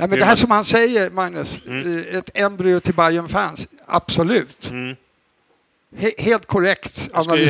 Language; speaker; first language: Swedish; native; Swedish